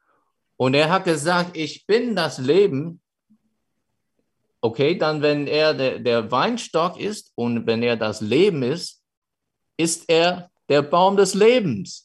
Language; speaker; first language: German; non-native, fluent; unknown